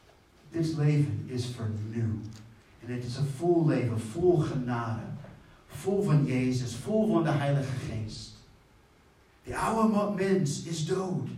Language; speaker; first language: Dutch; non-native, fluent; English